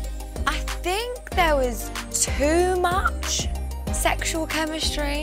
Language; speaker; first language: English; native; English